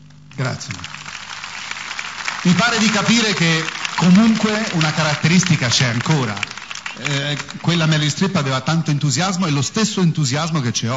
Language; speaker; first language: Italian; native; Italian